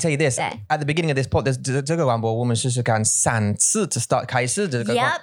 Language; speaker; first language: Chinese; non-native, learner; English